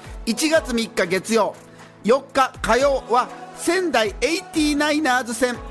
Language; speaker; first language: Japanese; native; Japanese